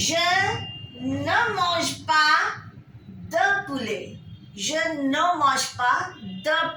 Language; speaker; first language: French; non-native, fluent; Bangla